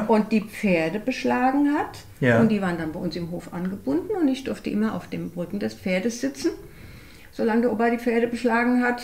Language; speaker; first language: German; native; German